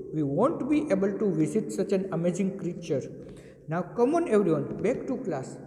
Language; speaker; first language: English; non-native, local second language; Gujarati